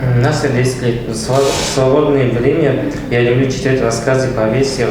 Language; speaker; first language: Russian; non-native, local second language; Kazakh